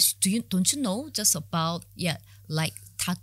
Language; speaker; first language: English; non-native, learner; Korean